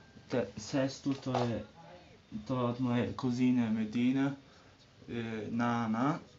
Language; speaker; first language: German; early bilingual, other home language; Serbian